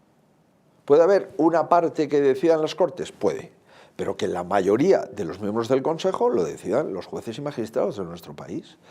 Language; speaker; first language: Spanish; native; Spanish